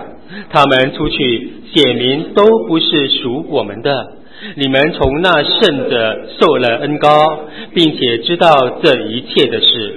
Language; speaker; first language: Chinese; native; Chinese